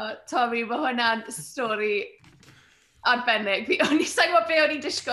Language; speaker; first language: Welsh; native; Welsh